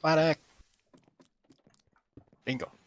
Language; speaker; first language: Japanese; non-native, learner; English